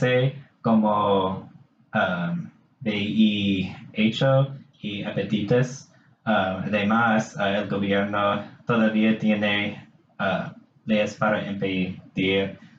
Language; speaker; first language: Spanish; non-native, learner; English